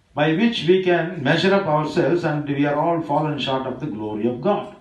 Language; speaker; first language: English; non-native, local second language; Tamil